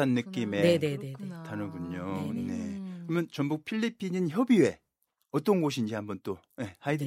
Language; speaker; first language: Korean; native; Korean